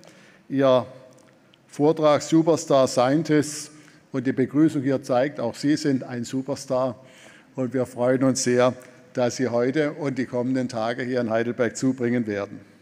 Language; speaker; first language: German; native; German